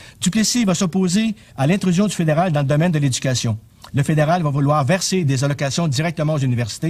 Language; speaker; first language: French; native; French